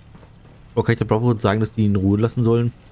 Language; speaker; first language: German; native; German